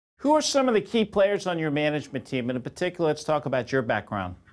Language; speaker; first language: English; native; English